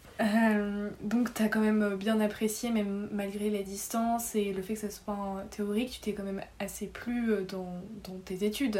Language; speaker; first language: French; native; French